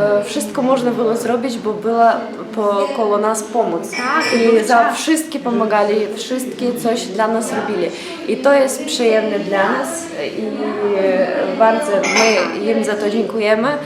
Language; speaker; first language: Polish; non-native, learner; Ukrainian